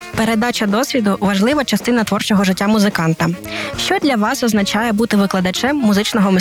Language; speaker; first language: Ukrainian; native; Ukrainian